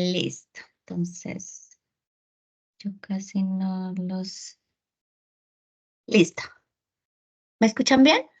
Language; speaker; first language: Spanish; native; Spanish